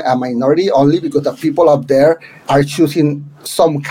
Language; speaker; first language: English; non-native, fluent; Spanish